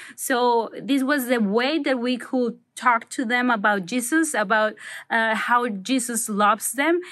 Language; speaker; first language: English; non-native, fluent; Spanish